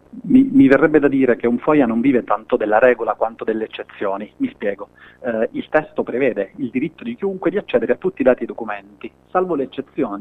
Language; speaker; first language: Italian; native; Italian